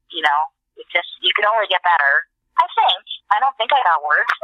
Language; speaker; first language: English; native; English